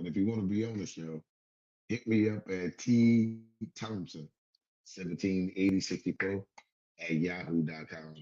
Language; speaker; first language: English; native; English